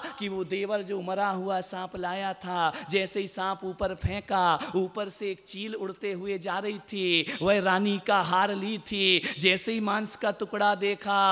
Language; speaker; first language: Hindi; native; Hindi